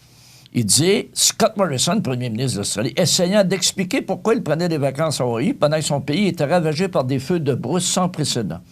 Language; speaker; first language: French; native; French